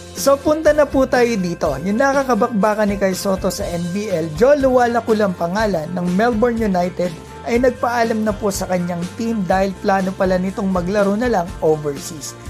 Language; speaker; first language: Filipino; native; Filipino